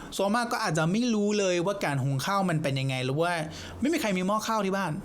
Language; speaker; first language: Thai; non-native, fluent; English